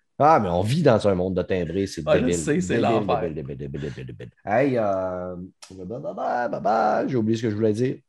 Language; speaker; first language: French; native; French